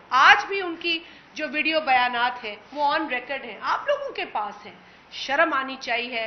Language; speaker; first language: Urdu; non-native, local second language; Sindhi